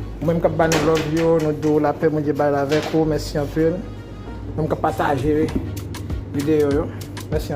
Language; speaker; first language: French; non-native, learner; Haitian Creole